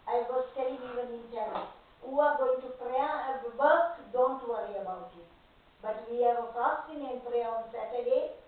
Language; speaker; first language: English; non-native, local second language; Tamil